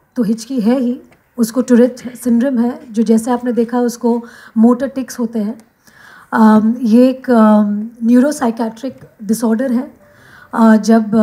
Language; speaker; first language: Hindi; non-native, local second language; Bangla